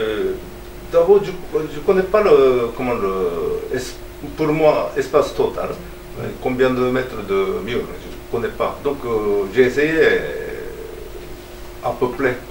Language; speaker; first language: French; non-native, learner; Japanese